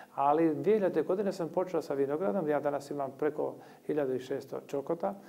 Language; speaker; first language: Croatian; non-native, local second language; Albanian